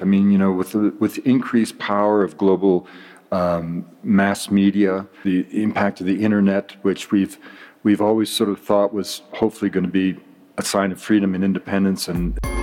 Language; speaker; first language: English; native; English